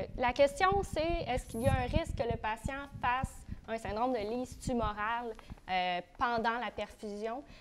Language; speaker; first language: French; native; French